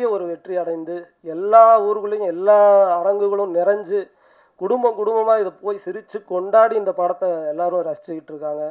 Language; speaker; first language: Tamil; native; Tamil